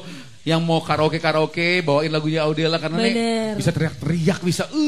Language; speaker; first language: Indonesian; native; Indonesian